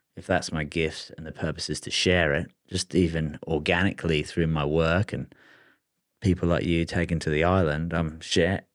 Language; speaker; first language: English; native; English